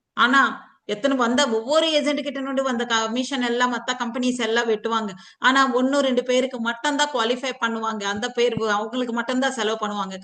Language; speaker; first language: Tamil; non-native, fluent; Telugu